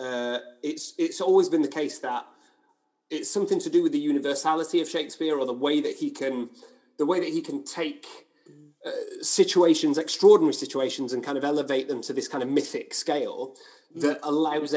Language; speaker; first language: English; native; English